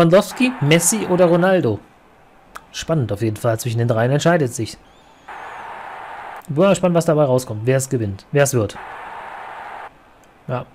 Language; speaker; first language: German; native; German